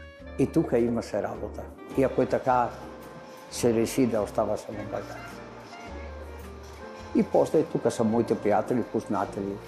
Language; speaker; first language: Bulgarian; non-native, learner; Italian